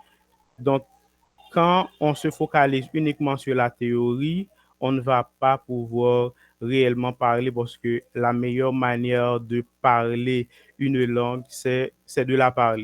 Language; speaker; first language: French; non-native, local second language; Haitian Creole